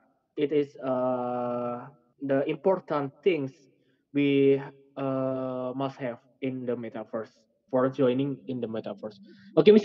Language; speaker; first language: English; non-native, learner; Indonesian